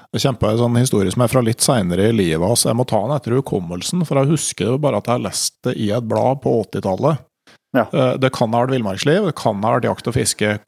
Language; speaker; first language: Norwegian; native; Norwegian